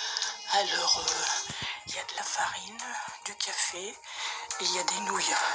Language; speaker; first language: French; native; French